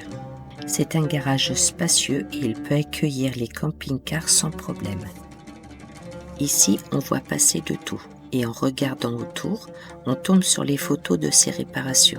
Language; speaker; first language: French; native; French